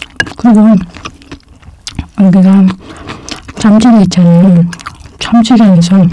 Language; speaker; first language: Korean; non-native, fluent; Indonesian